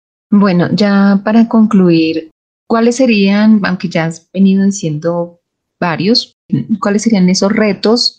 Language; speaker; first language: Spanish; native; Spanish